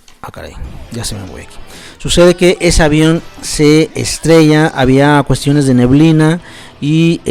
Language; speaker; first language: Spanish; native; Spanish